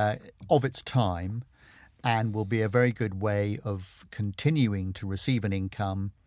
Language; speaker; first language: English; native; English